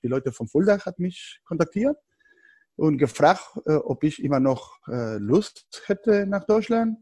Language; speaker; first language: German; non-native, fluent; Spanish